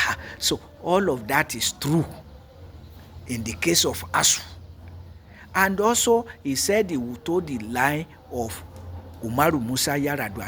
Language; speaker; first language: English; non-native, local second language; Yoruba